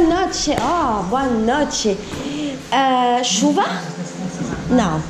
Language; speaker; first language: Portuguese; non-native, learner; French